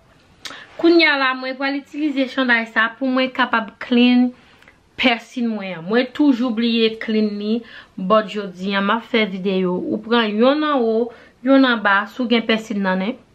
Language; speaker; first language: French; non-native, learner; Haitian Creole